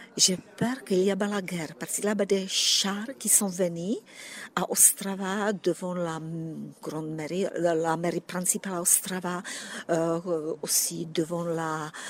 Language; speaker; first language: French; non-native, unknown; Czech